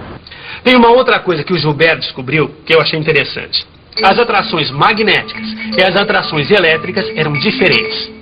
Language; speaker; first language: Portuguese; native; Portuguese